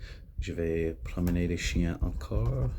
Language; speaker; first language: French; non-native, local second language; English